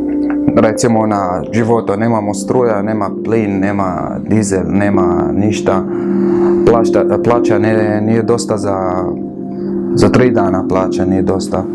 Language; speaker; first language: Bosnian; non-native, learner; Arabic